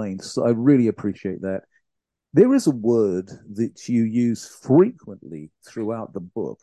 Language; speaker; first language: English; native; English